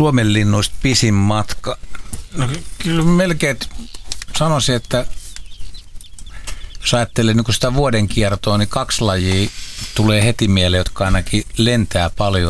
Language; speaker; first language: Finnish; native; Finnish